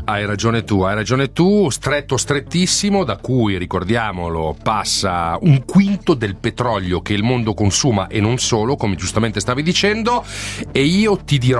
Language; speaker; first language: Italian; native; Italian